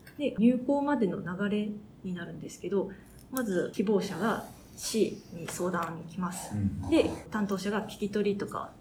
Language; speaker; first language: Japanese; native; Japanese